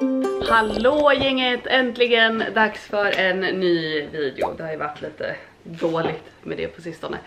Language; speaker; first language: Swedish; native; Swedish